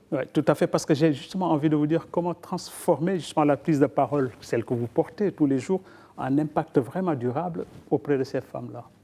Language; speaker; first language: French; non-native, local second language; Wolof